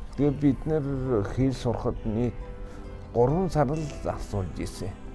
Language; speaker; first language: Mongolian; non-native, local second language; Buriat